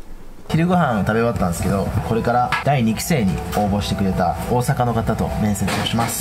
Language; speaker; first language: Japanese; native; Japanese